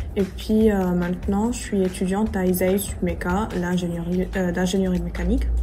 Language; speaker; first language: French; non-native, local second language; Arabic